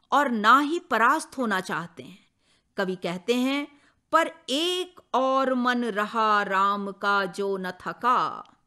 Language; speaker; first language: Hindi; native; Hindi